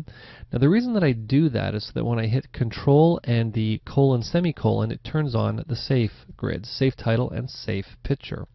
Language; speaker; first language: English; native; English